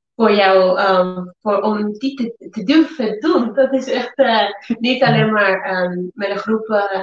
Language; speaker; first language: Dutch; non-native, learner; Spanish